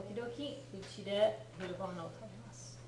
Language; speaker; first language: Japanese; non-native, fluent; English